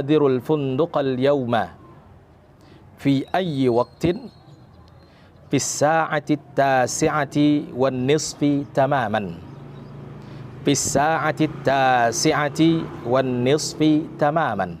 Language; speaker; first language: Arabic; non-native, fluent; Indonesian